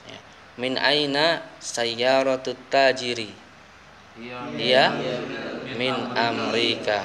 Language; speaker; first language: Arabic; non-native, fluent; Indonesian